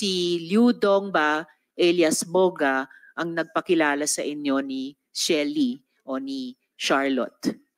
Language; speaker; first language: Filipino; native; Filipino